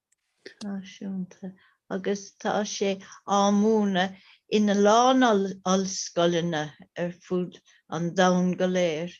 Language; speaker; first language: Irish; non-native, local second language; English